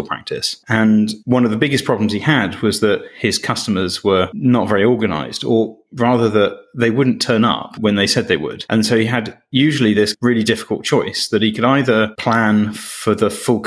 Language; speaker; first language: English; native; English